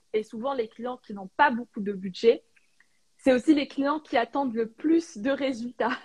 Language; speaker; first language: French; non-native, local second language; Arabic